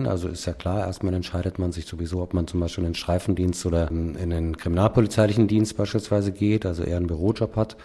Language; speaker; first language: German; native; German